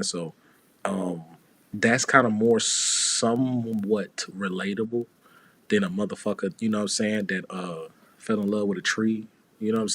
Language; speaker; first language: English; native; English